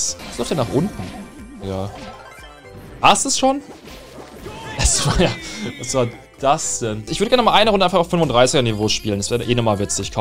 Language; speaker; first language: German; native; German